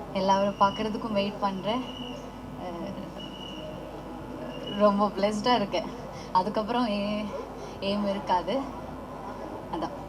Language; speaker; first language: Tamil; non-native, learner; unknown